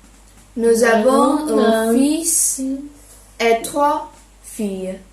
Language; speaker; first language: French; non-native, learner; Chinese